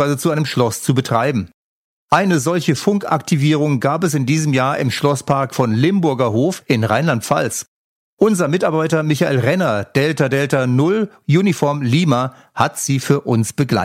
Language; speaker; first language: German; native; German